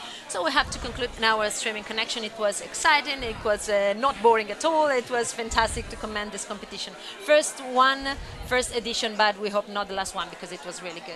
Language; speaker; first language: English; non-native, fluent; Italian